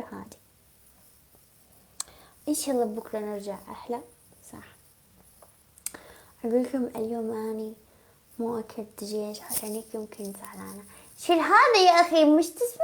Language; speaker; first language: Arabic; non-native, learner; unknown